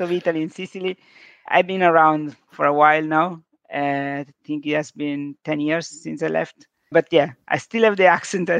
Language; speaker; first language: English; non-native, fluent; Italian